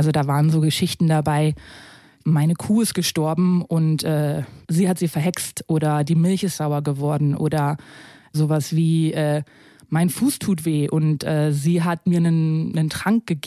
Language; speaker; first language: German; native; German